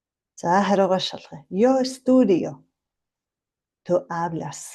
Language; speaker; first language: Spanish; non-native, fluent; Mongolian